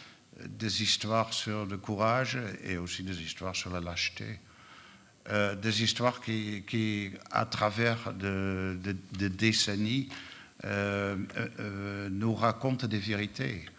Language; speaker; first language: French; non-native, fluent; Dutch